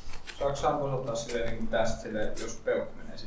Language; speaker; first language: Finnish; native; Finnish